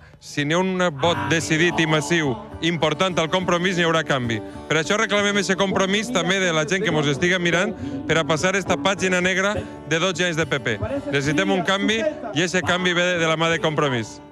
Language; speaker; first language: Catalan; native; Catalan